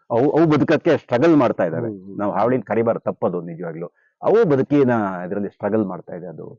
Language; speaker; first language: Kannada; native; Kannada